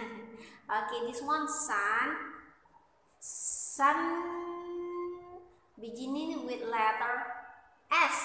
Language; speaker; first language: English; non-native, learner; Indonesian